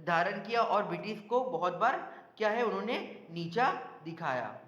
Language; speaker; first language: Hindi; non-native, local second language; Gujarati